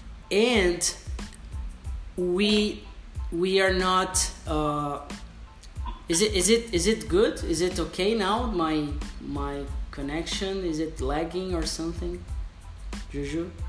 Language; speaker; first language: English; non-native, fluent; Portuguese